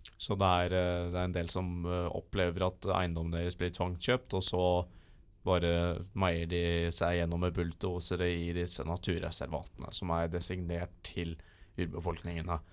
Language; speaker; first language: Norwegian; native; Norwegian